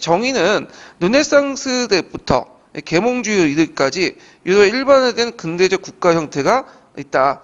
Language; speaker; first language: Korean; native; Korean